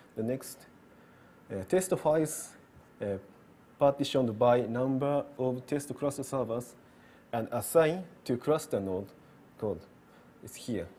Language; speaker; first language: English; non-native, learner; Japanese